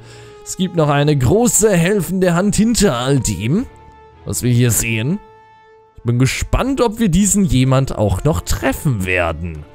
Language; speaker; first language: German; native; German